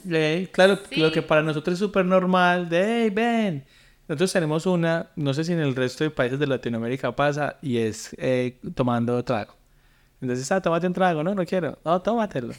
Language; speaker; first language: Spanish; native; Spanish